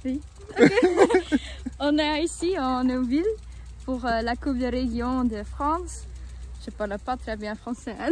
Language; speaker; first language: French; non-native, learner; Dutch